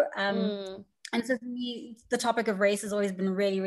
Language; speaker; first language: English; native; English